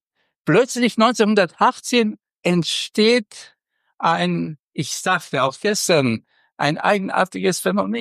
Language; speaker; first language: German; non-native, fluent; Romanian